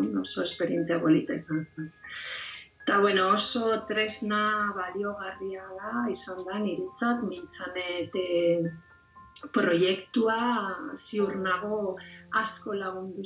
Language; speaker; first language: Basque; non-native, local second language; Spanish